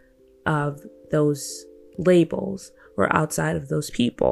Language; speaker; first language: English; non-native, local second language; Yoruba